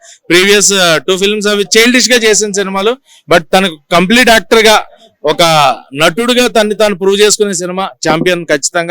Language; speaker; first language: Telugu; native; Telugu